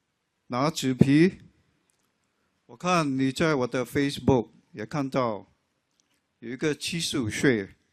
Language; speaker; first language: Chinese; non-native, local second language; English